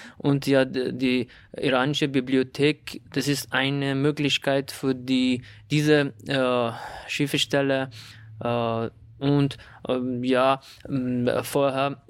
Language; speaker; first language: German; non-native, learner; Persian